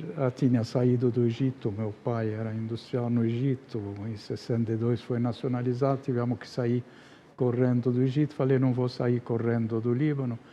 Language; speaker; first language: Portuguese; non-native, fluent; Arabic